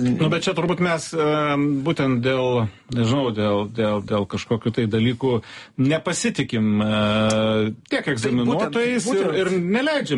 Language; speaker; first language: Lithuanian; native; Lithuanian